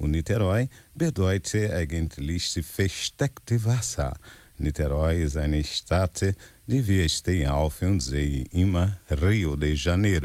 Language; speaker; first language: German; non-native, learner; Portuguese